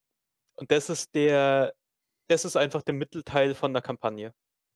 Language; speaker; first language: German; native; German